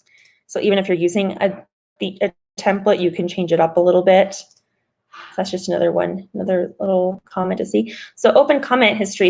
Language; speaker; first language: English; native; English